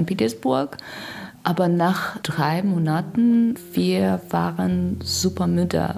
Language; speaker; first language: German; non-native, learner; Russian